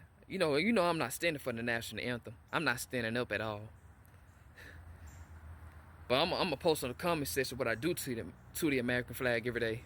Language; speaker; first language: English; native; English